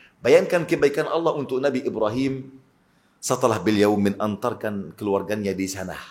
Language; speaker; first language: Malay; non-native, fluent; Arabic